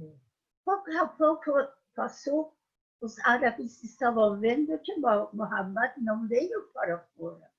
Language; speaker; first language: Portuguese; non-native, fluent; Persian